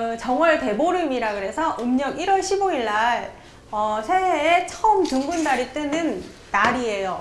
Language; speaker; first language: Korean; native; Korean